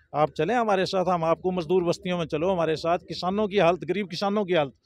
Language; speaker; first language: Hindi; native; Hindi